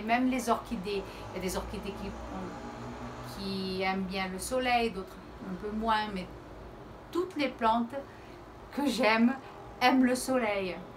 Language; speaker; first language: French; early bilingual, heritage; Portuguese